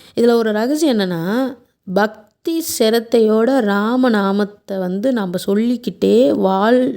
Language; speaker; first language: Tamil; non-native, local second language; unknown